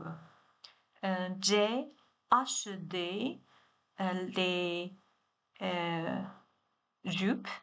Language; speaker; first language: French; non-native, learner; Chinese